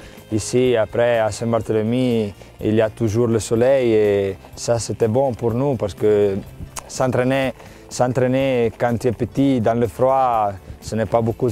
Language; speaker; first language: French; non-native, local second language; Italian